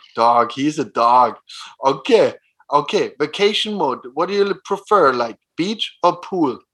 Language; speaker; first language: English; non-native, fluent; German